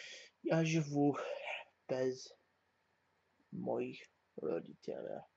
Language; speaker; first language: Polish; non-native, learner; English